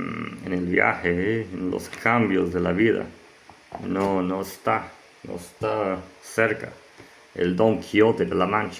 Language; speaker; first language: Spanish; non-native, learner; English